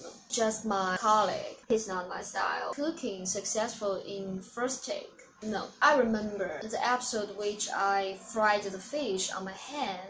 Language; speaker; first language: English; non-native, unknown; Chinese